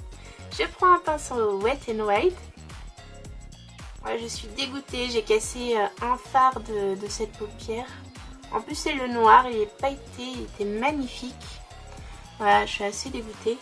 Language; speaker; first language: French; native; French